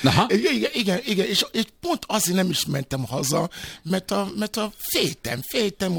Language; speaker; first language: Hungarian; non-native, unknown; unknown